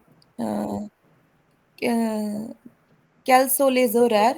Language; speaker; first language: French; non-native, learner; Hindi